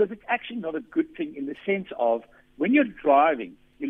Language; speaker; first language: English; non-native, local second language; Afrikaans